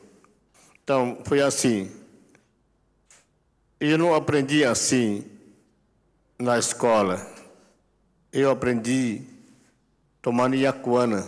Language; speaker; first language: Portuguese; non-native, local second language; Yanomámi